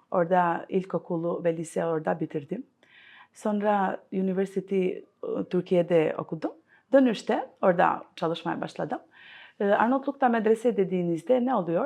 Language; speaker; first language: Turkish; non-native, fluent; Albanian